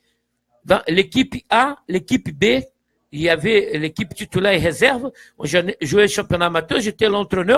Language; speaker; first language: French; non-native, fluent; Portuguese